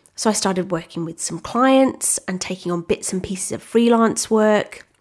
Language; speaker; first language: English; native; English